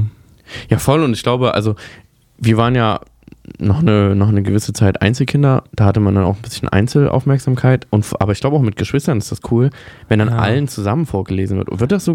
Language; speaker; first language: German; native; German